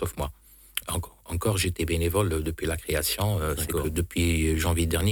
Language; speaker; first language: French; non-native, local second language; Arabic